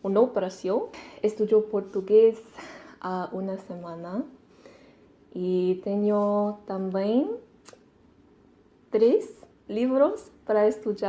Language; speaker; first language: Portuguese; non-native, learner; English